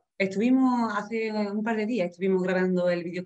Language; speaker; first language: Spanish; native; Spanish